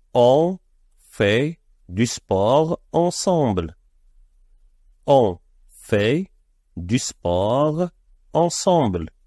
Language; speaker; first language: French; non-native, fluent; Arabic